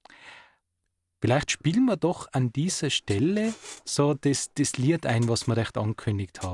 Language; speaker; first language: German; native; German